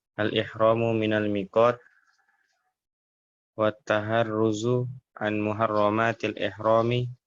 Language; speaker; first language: Arabic; non-native, learner; Indonesian